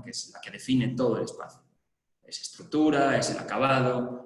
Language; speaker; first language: Spanish; native; Spanish